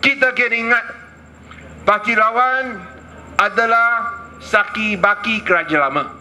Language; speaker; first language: Malay; non-native, local second language; Chinese